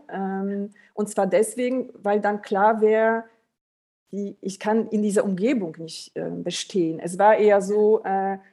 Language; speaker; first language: German; early bilingual, other home language; Polish